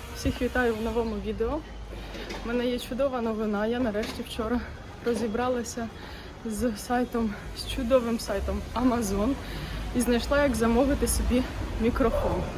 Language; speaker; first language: Ukrainian; non-native, local second language; Russian